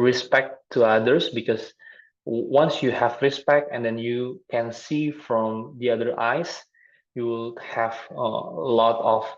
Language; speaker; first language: English; non-native, fluent; Indonesian